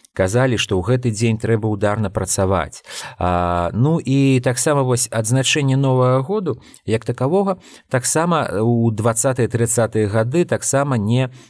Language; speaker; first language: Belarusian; non-native, local second language; Russian